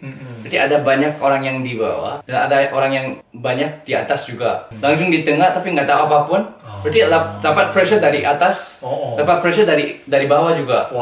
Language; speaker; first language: Indonesian; non-native, fluent; Korean